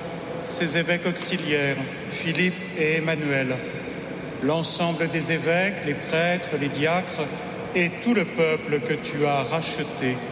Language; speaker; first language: French; native; French